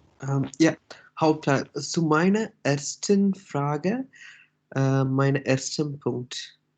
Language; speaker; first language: German; non-native, learner; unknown